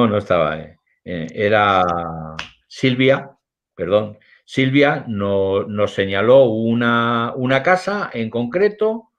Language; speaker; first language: Spanish; native; Spanish